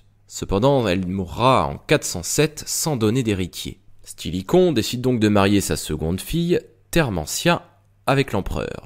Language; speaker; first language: French; native; French